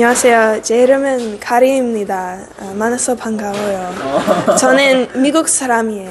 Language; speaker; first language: Korean; non-native, learner; English